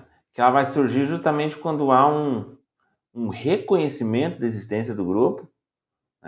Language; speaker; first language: Portuguese; native; Portuguese